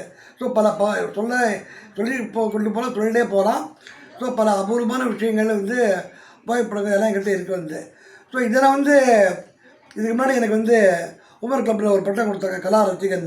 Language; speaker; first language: Tamil; native; Tamil